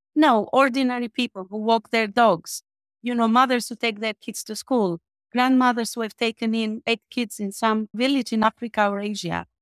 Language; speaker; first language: English; non-native, fluent; Albanian